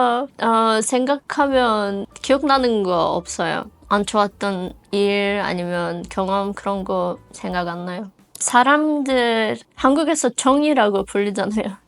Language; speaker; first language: Korean; non-native, fluent; Azerbaijani